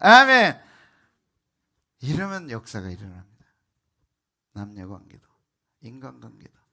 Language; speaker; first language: Korean; native; Korean